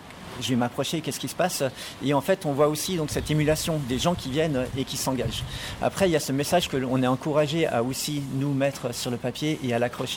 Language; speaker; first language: French; native; French